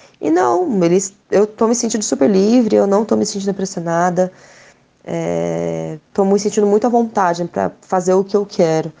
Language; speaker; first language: Portuguese; native; Portuguese